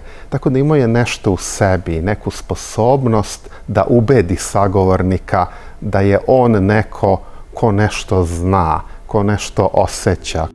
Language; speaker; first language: Serbian; native; Serbian